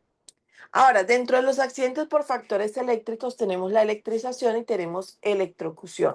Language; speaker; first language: Spanish; native; Spanish